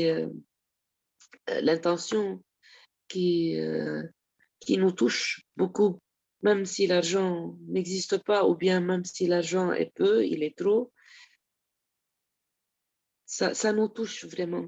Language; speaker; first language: French; non-native, local second language; Arabic